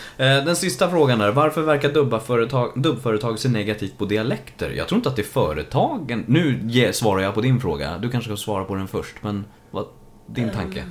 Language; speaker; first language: Swedish; native; Swedish